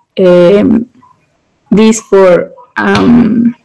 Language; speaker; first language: English; non-native, learner; Spanish